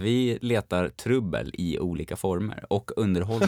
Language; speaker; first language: Swedish; native; Swedish